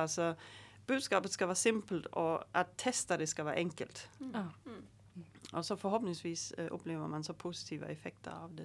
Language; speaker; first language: Swedish; native; Swedish